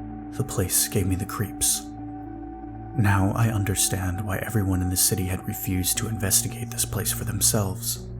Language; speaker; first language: English; native; English